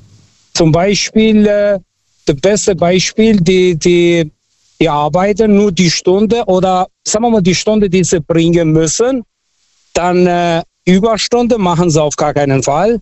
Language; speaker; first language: German; non-native, fluent; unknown